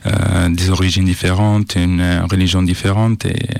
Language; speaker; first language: French; non-native, fluent; Italian